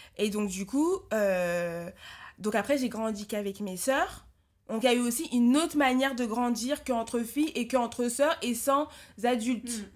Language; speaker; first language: French; early bilingual, other home language; Lingala